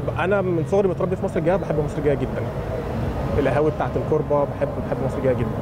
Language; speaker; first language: Arabic; early bilingual, other home language; English